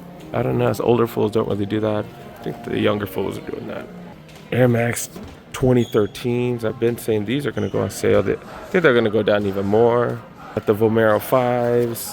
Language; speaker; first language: English; native; English